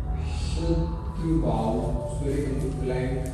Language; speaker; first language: Vietnamese; non-native, fluent; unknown